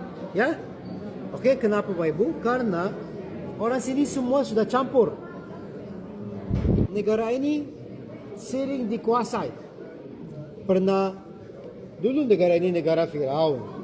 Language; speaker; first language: Indonesian; non-native, fluent; Arabic